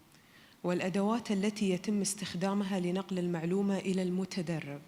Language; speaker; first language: Arabic; native; Arabic